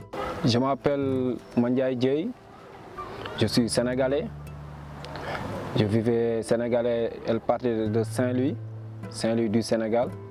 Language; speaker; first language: French; non-native, local second language; Wolof